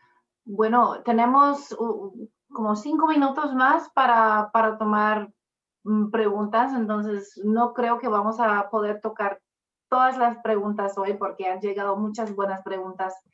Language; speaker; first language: Spanish; non-native, fluent; English